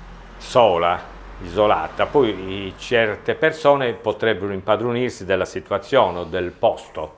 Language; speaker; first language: Italian; native; Italian